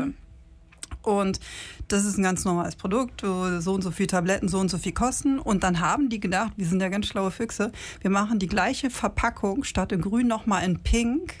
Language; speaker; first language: German; native; German